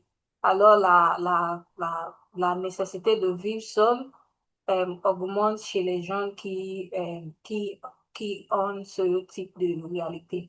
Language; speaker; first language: French; non-native, learner; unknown